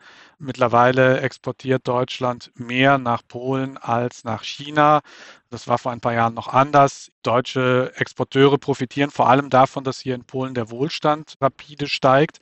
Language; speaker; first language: German; native; German